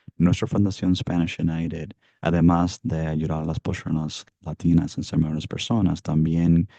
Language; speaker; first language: Spanish; early bilingual, heritage; Spanish